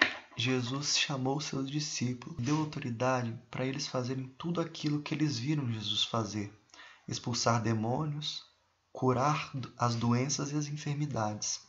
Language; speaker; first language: Portuguese; native; Portuguese